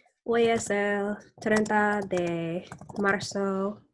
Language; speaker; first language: Spanish; non-native, fluent; English